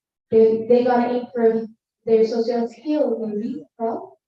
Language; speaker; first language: English; non-native, learner; Indonesian